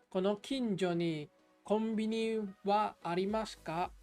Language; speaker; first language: Japanese; non-native, learner; English